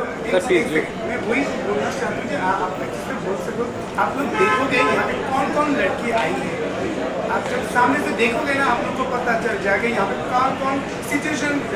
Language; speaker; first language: Hindi; non-native, local second language; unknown